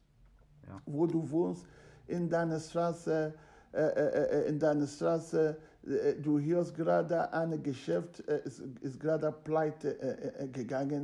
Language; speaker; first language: German; non-native, fluent; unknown